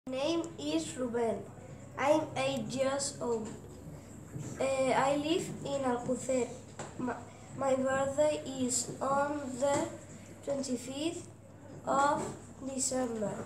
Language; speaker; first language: English; non-native, learner; Spanish